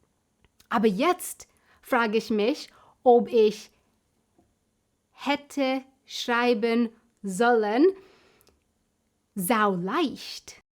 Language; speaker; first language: German; non-native, fluent; English